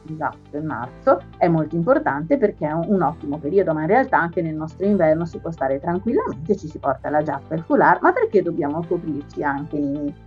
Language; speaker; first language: Italian; native; Italian